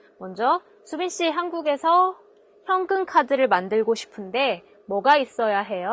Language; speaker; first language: Korean; native; Korean